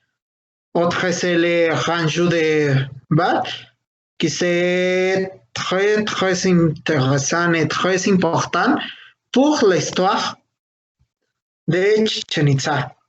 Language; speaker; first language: French; non-native, learner; Spanish